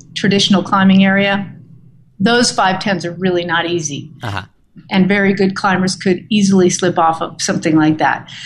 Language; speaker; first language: English; native; English